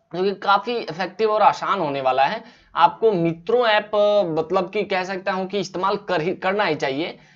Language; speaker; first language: Hindi; native; Hindi